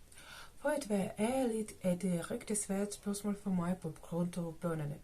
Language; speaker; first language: Danish; non-native, learner; Ukrainian